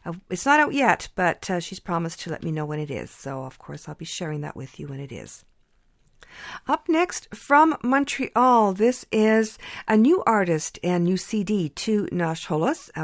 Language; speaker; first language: English; early bilingual, other home language; Ukrainian